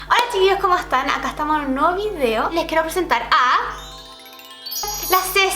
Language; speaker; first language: Spanish; native; Spanish